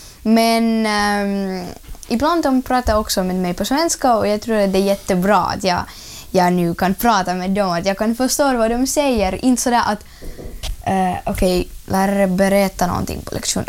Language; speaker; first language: Swedish; non-native, learner; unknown